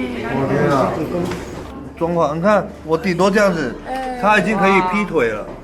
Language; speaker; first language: Chinese; native; Chinese